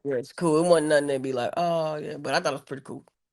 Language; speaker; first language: English; native; English